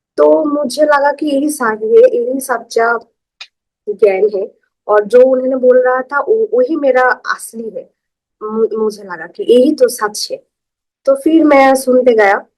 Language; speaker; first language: Hindi; non-native, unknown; Bangla